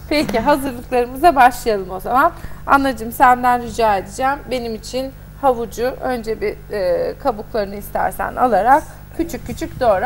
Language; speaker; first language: Turkish; native; Turkish